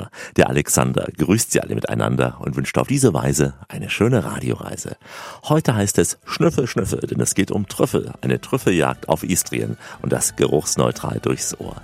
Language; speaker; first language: German; native; German